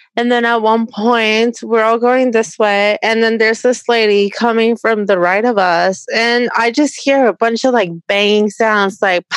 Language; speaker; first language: English; early bilingual, other home language; Spanish